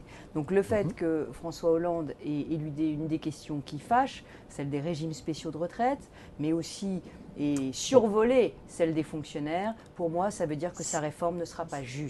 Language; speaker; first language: French; native; French